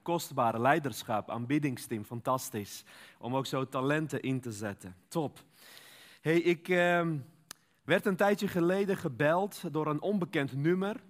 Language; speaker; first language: Dutch; non-native, fluent; Armenian